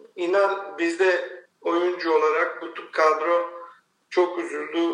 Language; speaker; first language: Turkish; non-native, learner; Bosnian